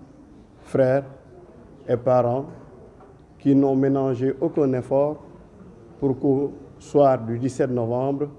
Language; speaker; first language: French; non-native, local second language; Wolof